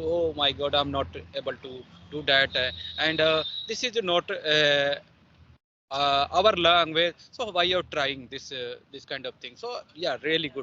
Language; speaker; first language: English; non-native, learner; Hindi